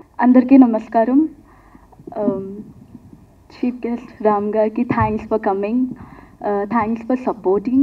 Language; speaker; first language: Telugu; non-native, fluent; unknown